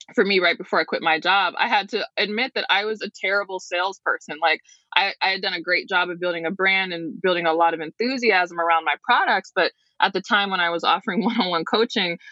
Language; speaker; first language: English; native; English